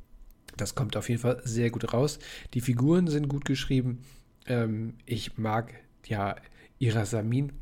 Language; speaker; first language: German; native; German